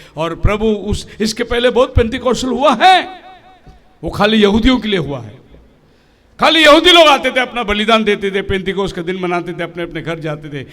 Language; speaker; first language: Hindi; non-native, local second language; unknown